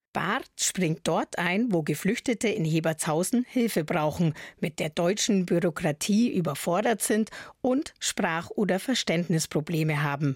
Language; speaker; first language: German; native; German